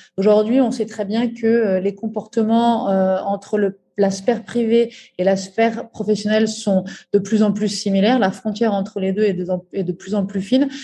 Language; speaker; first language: French; native; French